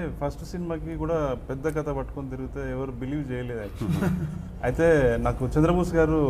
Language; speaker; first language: Telugu; native; Telugu